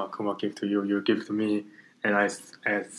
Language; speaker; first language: English; non-native, learner; Chinese